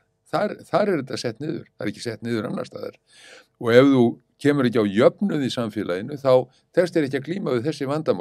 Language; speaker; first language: Icelandic; native; Icelandic